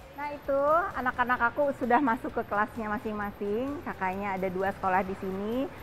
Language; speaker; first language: Indonesian; native; Indonesian